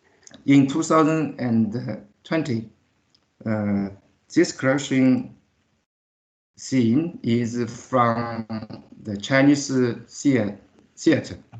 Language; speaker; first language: English; non-native, learner; Chinese